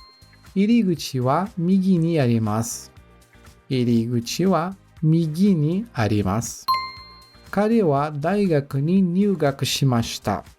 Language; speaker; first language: Japanese; non-native, learner; Portuguese